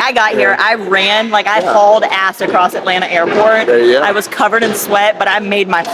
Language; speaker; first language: English; native; English